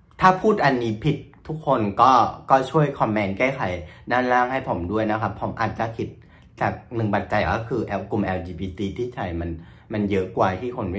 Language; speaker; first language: Thai; non-native, fluent; Vietnamese